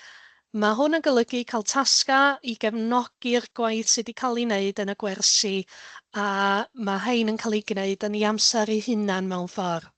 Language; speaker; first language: Welsh; native; Welsh